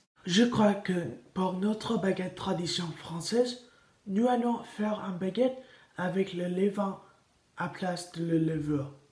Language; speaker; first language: French; non-native, learner; Spanish